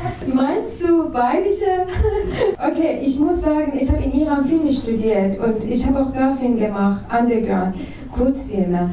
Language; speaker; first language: German; non-native, fluent; Persian